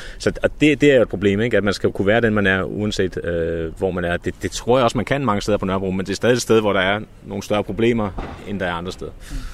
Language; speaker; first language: Danish; native; Danish